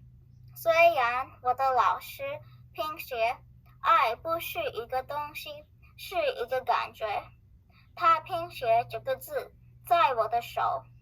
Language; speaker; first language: Chinese; non-native, learner; English